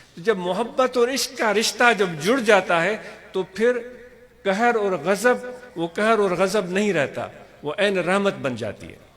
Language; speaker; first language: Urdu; non-native, local second language; Sindhi